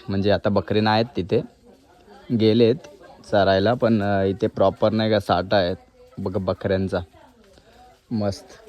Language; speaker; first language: Marathi; native; Marathi